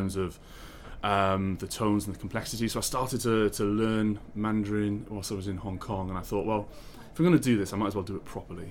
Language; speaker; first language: English; native; English